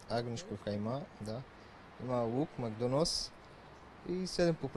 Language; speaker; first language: Bulgarian; non-native, learner; Arabic